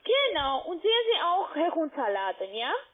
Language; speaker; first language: German; non-native, learner; Russian